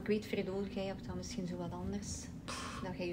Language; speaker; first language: Dutch; native; Dutch